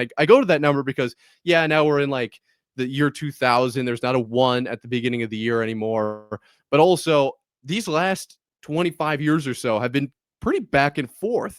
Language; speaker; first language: English; native; English